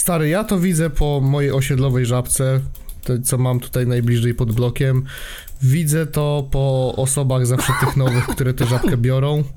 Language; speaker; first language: Polish; native; Polish